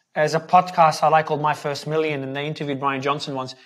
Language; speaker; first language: English; native; English